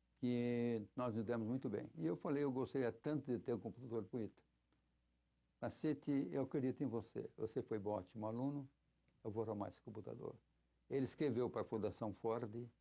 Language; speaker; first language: Portuguese; native; Portuguese